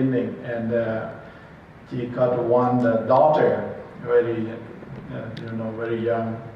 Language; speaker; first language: English; non-native, learner; Thai